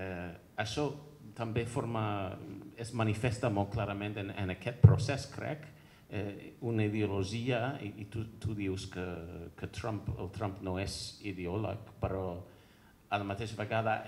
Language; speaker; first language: Catalan; non-native, fluent; English